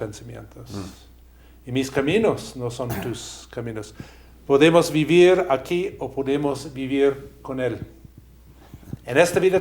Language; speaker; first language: Spanish; non-native, fluent; English